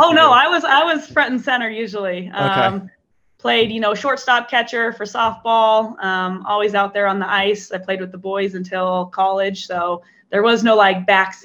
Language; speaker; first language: English; native; English